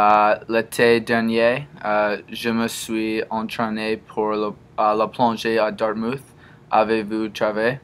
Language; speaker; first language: French; non-native, learner; English